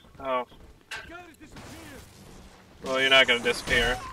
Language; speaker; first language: English; native; English